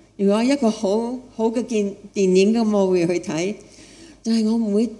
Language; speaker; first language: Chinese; non-native, fluent; English